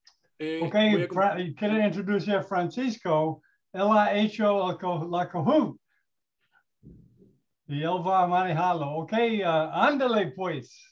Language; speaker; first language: Spanish; non-native, learner; English